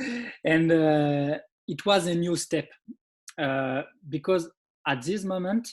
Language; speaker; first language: English; non-native, learner; French